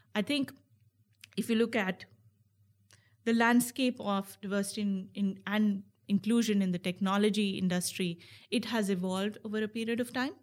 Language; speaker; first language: English; non-native, local second language; Hindi